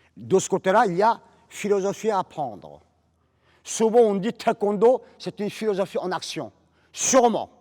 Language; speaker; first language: French; non-native, fluent; Korean